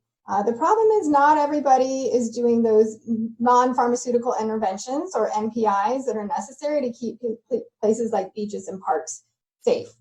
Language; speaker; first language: English; native; English